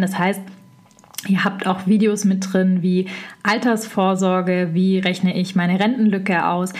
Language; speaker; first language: German; native; German